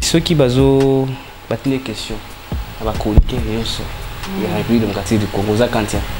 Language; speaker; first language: French; non-native, local second language; Lingala